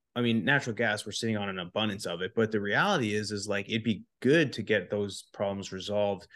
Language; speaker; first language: English; native; English